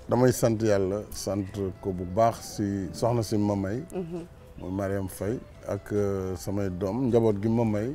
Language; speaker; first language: Wolof; non-native, local second language; Fula